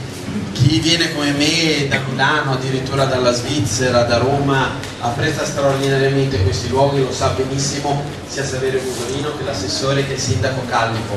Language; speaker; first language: Italian; native; Italian